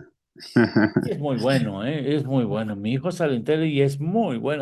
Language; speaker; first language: Spanish; native; Spanish